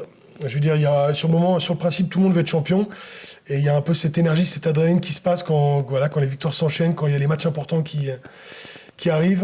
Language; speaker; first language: French; native; French